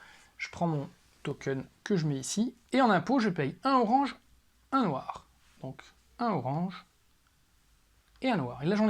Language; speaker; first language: French; native; French